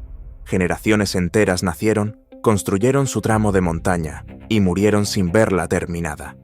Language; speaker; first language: Spanish; native; Spanish